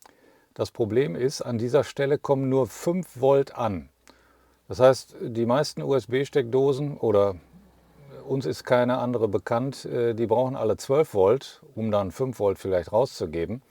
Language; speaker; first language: German; native; German